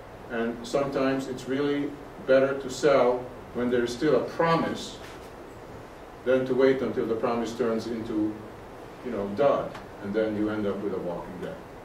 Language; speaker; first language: English; non-native, fluent; Hungarian